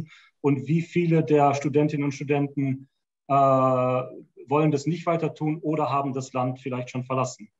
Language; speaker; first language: German; native; German